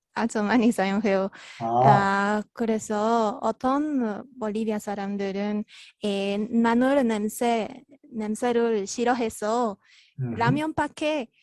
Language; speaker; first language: Korean; non-native, learner; Spanish